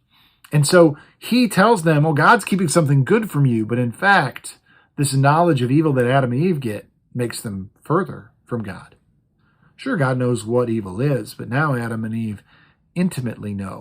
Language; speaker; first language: English; native; English